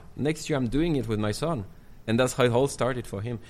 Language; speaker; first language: English; non-native, fluent; French